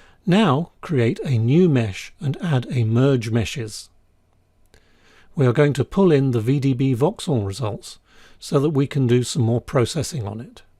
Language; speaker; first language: English; native; English